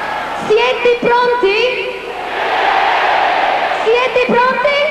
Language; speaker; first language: Italian; non-native, learner; English